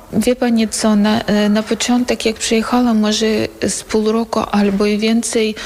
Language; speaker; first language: Polish; non-native, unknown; Ukrainian